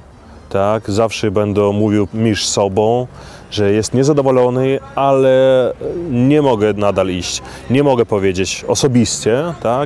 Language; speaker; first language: Polish; non-native, fluent; Belarusian